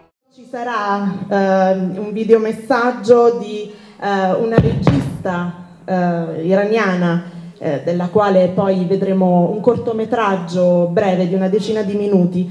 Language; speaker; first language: Italian; native; Italian